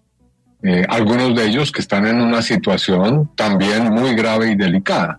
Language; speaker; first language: Spanish; native; Spanish